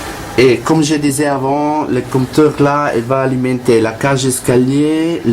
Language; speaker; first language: French; non-native, learner; Italian